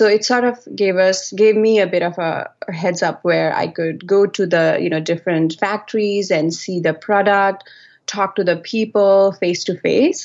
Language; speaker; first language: English; non-native, local second language; Nepali